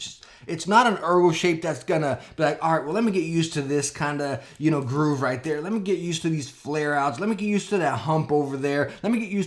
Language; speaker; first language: English; native; English